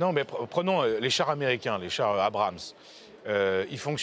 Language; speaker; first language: French; native; French